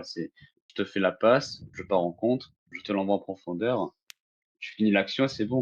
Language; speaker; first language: French; native; French